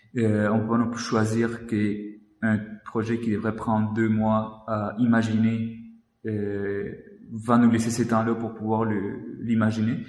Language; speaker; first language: French; non-native, fluent; Spanish